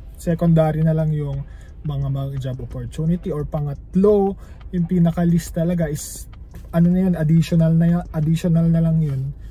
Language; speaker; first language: Filipino; native; Filipino